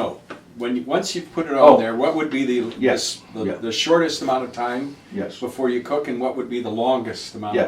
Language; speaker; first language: English; native; English